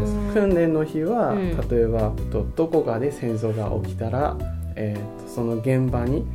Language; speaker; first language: Japanese; non-native, fluent; Chinese